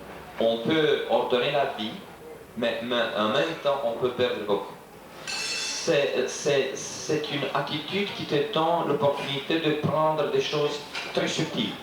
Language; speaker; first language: French; non-native, fluent; Romanian